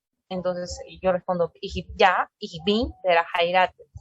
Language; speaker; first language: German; non-native, learner; Spanish